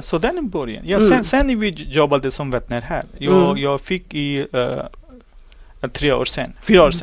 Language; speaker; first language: Swedish; non-native, learner; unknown